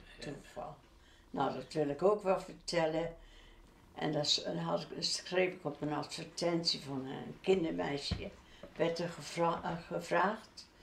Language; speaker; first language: Dutch; non-native, local second language; Western Frisian